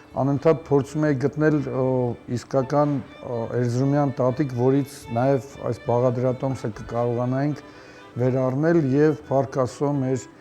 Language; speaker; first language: Armenian; native; Armenian